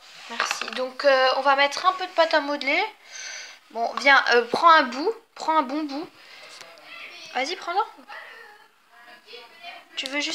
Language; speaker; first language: French; native; French